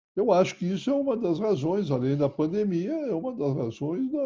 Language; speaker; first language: Portuguese; native; Portuguese